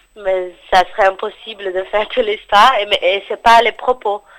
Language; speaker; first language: French; non-native, fluent; Portuguese